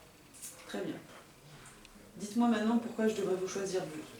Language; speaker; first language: French; native; French